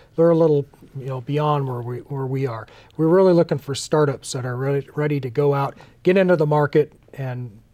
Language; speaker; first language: English; native; English